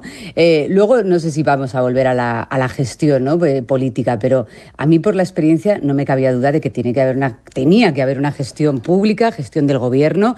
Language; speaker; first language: Spanish; native; Spanish